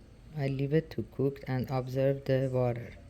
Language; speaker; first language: English; non-native, learner; Persian